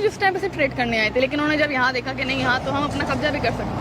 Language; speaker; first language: Hindi; native; Hindi